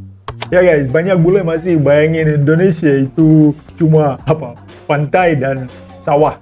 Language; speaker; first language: Indonesian; non-native, fluent; Russian